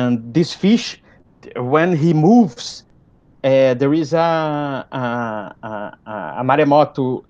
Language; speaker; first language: English; non-native, fluent; Portuguese